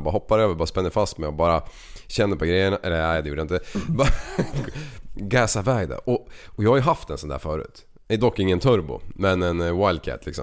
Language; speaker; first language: Swedish; native; Swedish